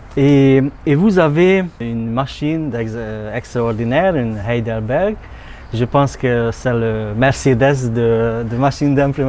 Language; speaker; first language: French; non-native, learner; Hungarian